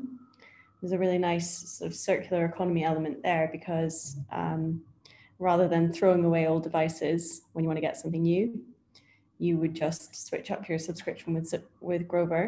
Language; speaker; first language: English; native; English